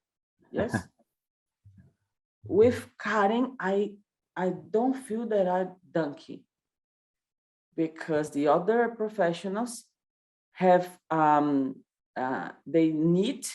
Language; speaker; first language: English; non-native, learner; Portuguese